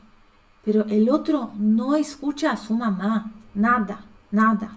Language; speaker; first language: Spanish; non-native, fluent; Polish